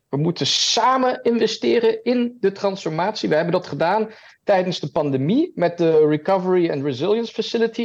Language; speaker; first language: Dutch; early bilingual, heritage; German